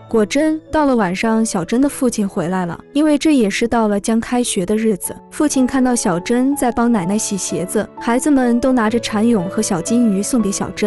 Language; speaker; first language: Chinese; native; Chinese